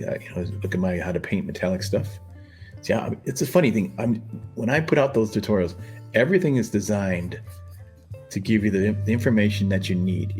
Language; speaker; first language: English; native; English